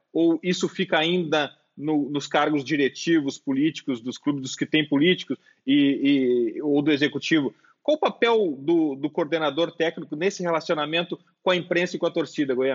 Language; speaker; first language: Portuguese; native; Portuguese